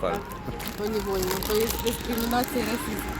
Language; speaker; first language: Polish; non-native, fluent; Ukrainian